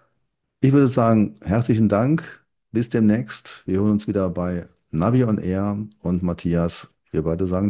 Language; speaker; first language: German; native; German